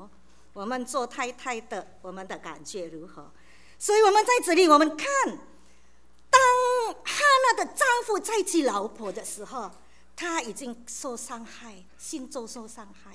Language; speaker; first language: Chinese; native; Chinese